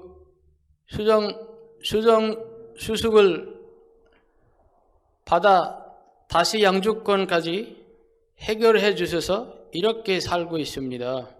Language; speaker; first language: Korean; non-native, fluent; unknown